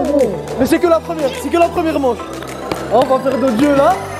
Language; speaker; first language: French; native; French